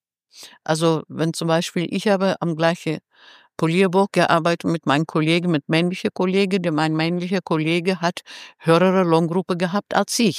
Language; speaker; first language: German; non-native, fluent; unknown